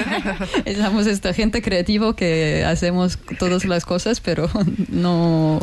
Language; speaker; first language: Spanish; non-native, learner; Russian